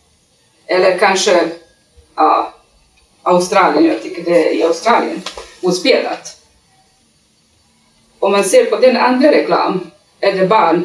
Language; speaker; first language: Swedish; non-native, learner; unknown